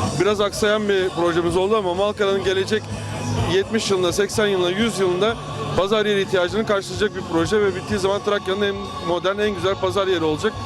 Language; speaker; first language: Turkish; native; Turkish